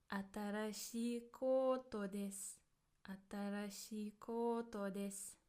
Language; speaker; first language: Japanese; non-native, fluent; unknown